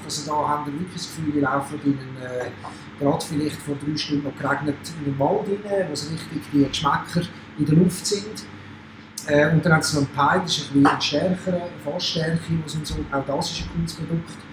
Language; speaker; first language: German; native; German